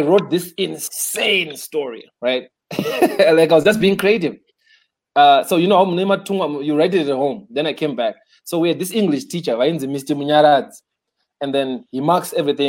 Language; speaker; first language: English; non-native, local second language; Shona